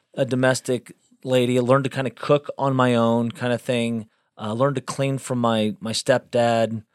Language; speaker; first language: English; native; English